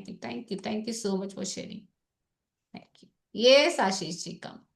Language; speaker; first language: Hindi; native; Hindi